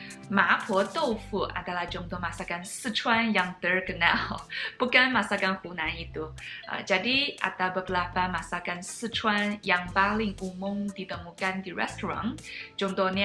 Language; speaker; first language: Indonesian; non-native, fluent; Chinese